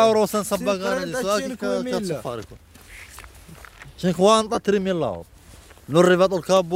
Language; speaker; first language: Italian; non-native, learner; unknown